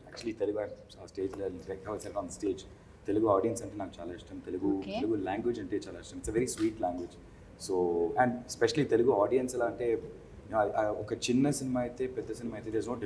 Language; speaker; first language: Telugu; non-native, learner; Tamil